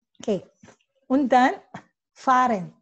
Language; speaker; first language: German; non-native, learner; Filipino